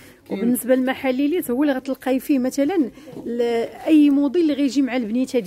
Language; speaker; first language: Arabic; native; Arabic